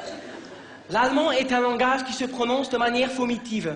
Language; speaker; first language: French; native; French